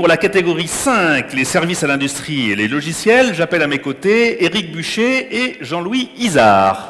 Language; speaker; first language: French; native; French